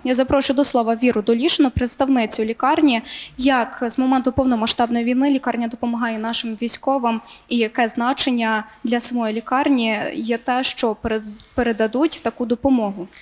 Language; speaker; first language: Ukrainian; native; Ukrainian